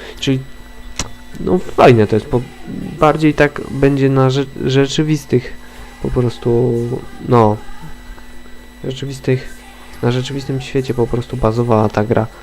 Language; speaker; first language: Polish; native; Polish